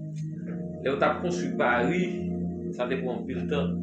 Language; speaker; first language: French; non-native, learner; Haitian Creole